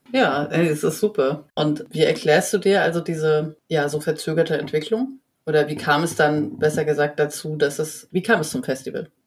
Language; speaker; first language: German; native; German